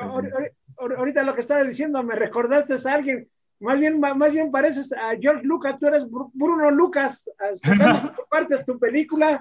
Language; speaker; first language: Spanish; native; Spanish